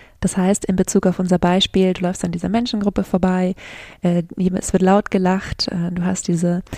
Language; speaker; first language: German; native; German